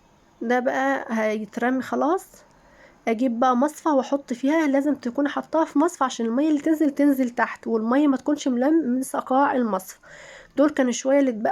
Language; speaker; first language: Arabic; native; Arabic